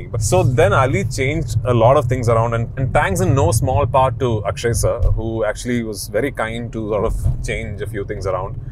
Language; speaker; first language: English; non-native, local second language; Malayalam